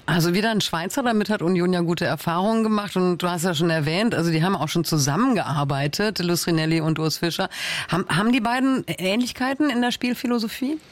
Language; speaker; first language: German; native; German